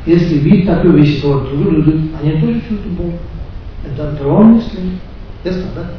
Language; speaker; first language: Russian; non-native, learner; Tibetan